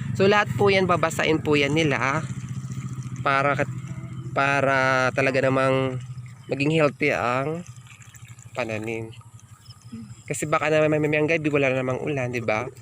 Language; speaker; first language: Filipino; native; Filipino